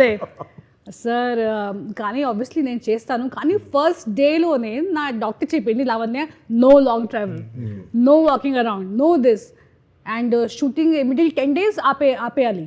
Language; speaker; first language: Telugu; non-native, learner; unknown